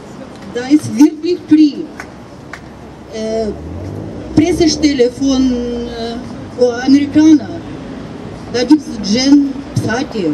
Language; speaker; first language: German; non-native, fluent; Russian